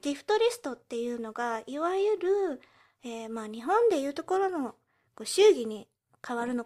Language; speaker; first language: Japanese; early bilingual, heritage; Japanese